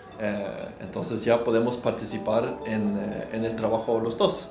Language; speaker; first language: Spanish; non-native, fluent; Norwegian